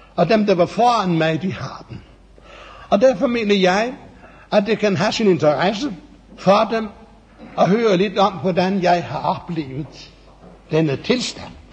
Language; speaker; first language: Danish; native; Danish